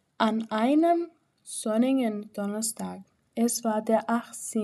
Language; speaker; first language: German; non-native, learner; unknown